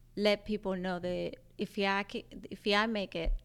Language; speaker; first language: English; non-native, fluent; Spanish